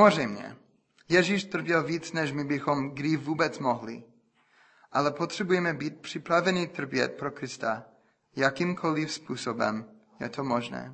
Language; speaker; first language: Czech; non-native, fluent; English